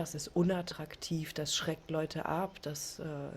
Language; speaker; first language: German; native; German